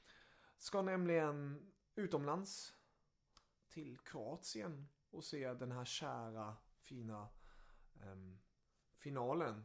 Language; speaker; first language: Swedish; early bilingual, other home language; German